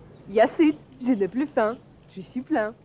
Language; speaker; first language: French; non-native, fluent; Russian